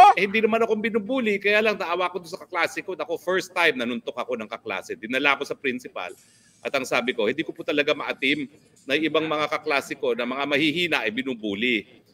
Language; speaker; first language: Filipino; native; Filipino